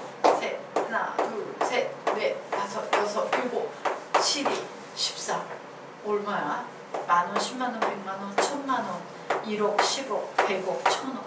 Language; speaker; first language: Korean; native; Korean